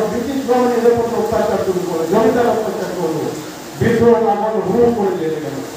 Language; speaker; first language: Bangla; non-native, local second language; Santali